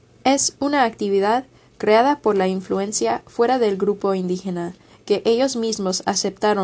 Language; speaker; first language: Spanish; non-native, fluent; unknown